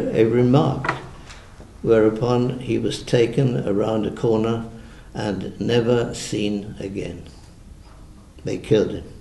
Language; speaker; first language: English; early bilingual, other home language; German